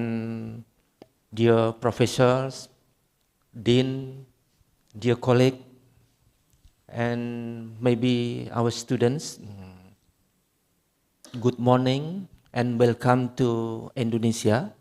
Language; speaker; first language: English; non-native, learner; Indonesian